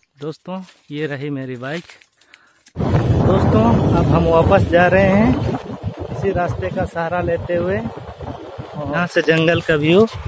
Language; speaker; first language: Hindi; non-native, local second language; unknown